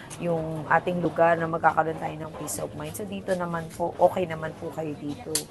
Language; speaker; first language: Filipino; native; Filipino